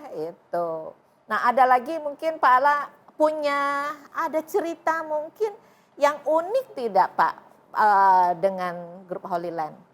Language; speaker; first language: Indonesian; native; Indonesian